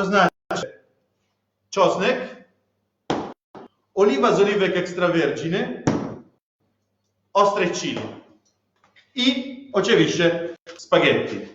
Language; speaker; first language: Polish; non-native, learner; Italian